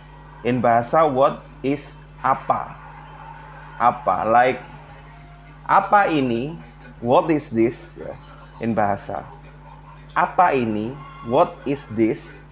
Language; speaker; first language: English; non-native, learner; Indonesian